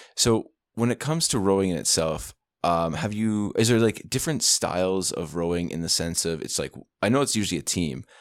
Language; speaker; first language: English; native; English